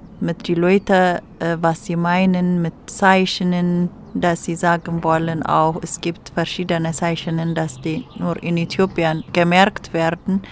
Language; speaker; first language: German; non-native, fluent; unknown